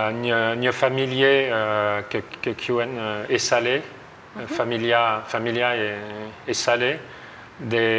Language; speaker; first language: Albanian; non-native, learner; French